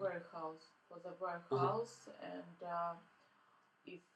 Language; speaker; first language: English; non-native, learner; Russian